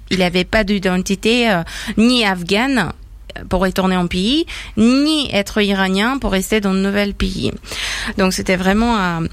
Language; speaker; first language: French; non-native, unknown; Persian